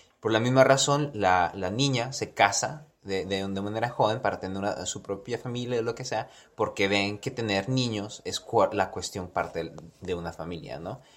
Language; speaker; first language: Spanish; early bilingual, heritage; Spanish